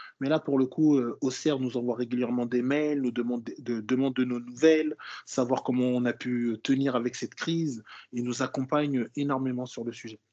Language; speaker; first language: French; native; French